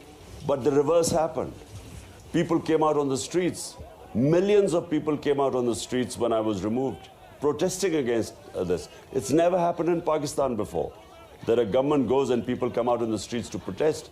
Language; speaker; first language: English; non-native, local second language; Urdu